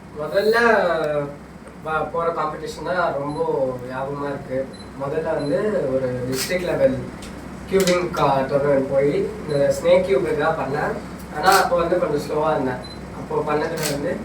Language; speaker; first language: Tamil; native; Tamil